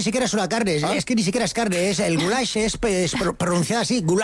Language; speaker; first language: Spanish; native; Spanish